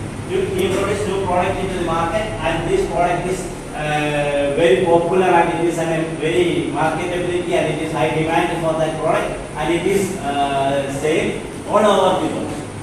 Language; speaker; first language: English; non-native, local second language; Malayalam